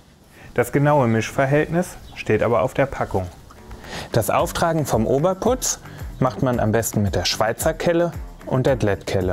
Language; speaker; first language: German; native; German